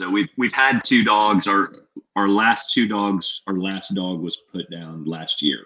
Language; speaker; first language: English; native; English